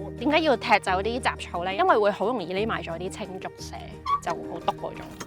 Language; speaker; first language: Cantonese; native; Cantonese